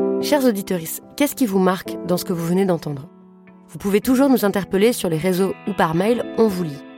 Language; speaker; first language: French; native; French